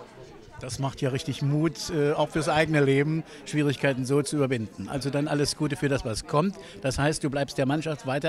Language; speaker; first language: German; native; German